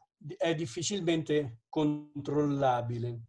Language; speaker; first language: Italian; native; Italian